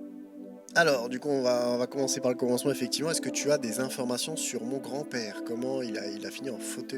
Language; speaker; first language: French; native; French